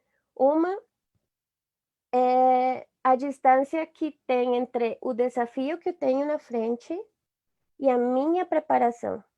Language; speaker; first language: Portuguese; non-native, fluent; Spanish